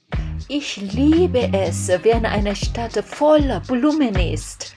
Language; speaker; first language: German; non-native, fluent; Korean